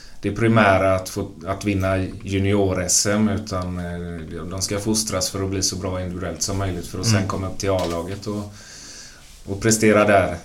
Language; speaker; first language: Swedish; native; Swedish